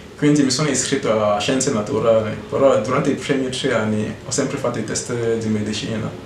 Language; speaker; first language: Italian; non-native, fluent; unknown